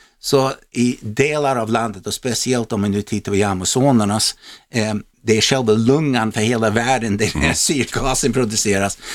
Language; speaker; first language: Swedish; non-native, fluent; English